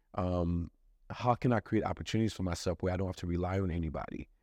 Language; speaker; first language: English; non-native, fluent; Haitian Creole